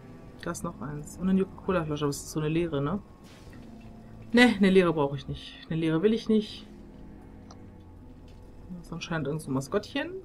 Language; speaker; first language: German; native; German